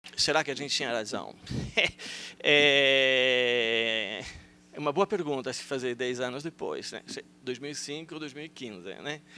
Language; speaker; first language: Portuguese; non-native, fluent; Italian